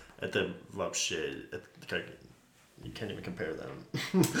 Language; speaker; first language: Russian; non-native, learner; English